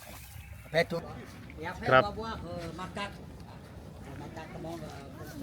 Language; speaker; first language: French; non-native, learner; Thai